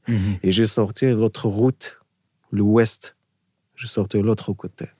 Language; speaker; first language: French; non-native, learner; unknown